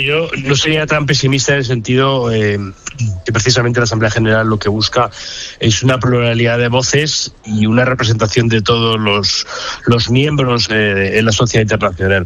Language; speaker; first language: Spanish; native; Spanish